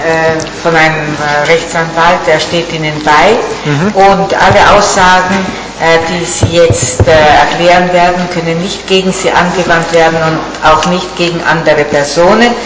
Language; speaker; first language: German; non-native, fluent; Italian